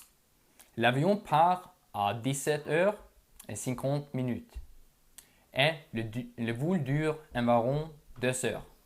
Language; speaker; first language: French; non-native, learner; Norwegian